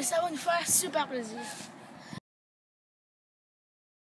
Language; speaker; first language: French; native; French